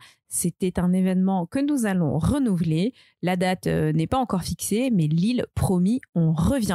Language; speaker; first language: French; native; French